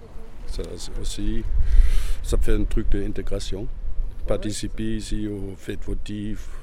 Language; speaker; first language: French; non-native, learner; German